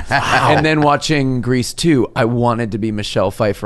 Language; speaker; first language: English; native; English